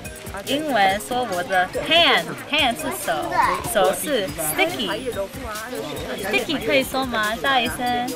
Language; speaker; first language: Chinese; early bilingual, heritage; Chinese